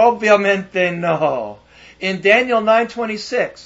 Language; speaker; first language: Spanish; non-native, learner; English